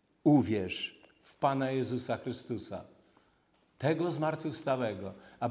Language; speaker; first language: Polish; native; Polish